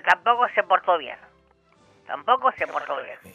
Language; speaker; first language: Spanish; native; Spanish